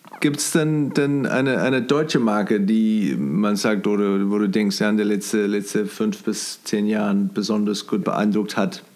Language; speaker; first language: German; non-native, fluent; English